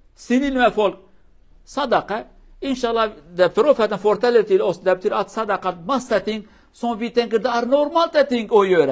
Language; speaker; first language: Swedish; non-native, learner; Kurdish